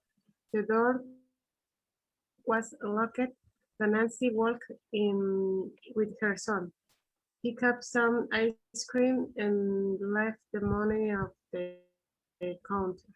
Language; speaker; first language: English; non-native, learner; Spanish